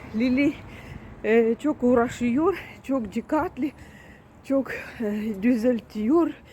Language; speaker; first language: Turkish; non-native, learner; Russian